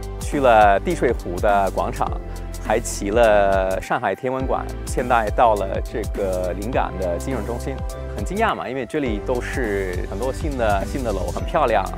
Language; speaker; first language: Chinese; non-native, fluent; French